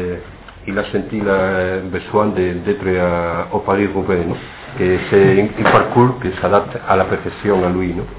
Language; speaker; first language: French; non-native, fluent; Spanish